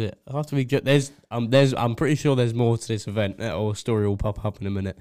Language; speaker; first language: English; native; English